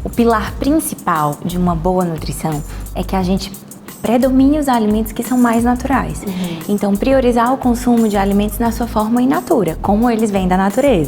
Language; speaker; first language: Portuguese; native; Portuguese